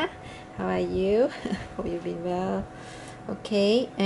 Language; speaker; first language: English; non-native, learner; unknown